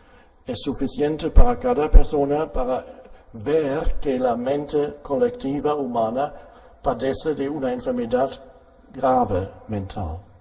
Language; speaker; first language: Spanish; non-native, fluent; German